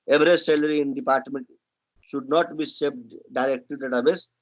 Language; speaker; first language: English; non-native, local second language; Nepali